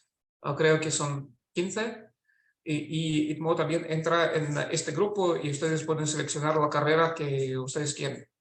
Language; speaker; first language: Spanish; non-native, fluent; Russian